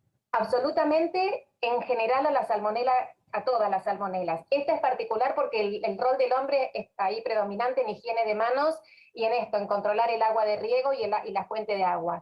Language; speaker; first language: Spanish; native; Spanish